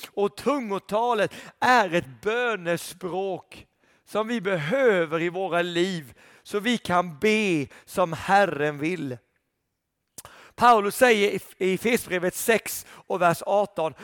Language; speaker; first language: Swedish; native; Swedish